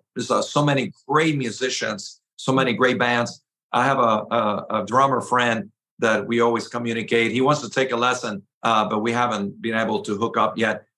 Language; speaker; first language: English; early bilingual, other home language; Spanish